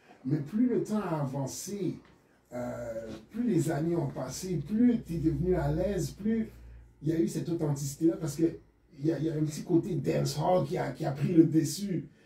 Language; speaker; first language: French; native; French